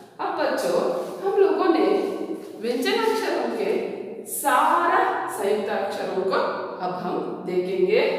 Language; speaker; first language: Hindi; non-native, local second language; Kannada